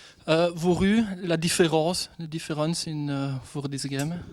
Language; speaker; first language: Dutch; non-native, learner; French